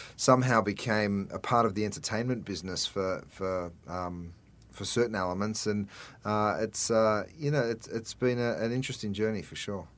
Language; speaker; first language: English; native; English